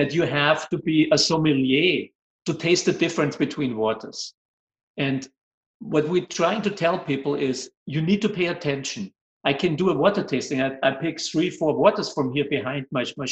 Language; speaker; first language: English; non-native, fluent; German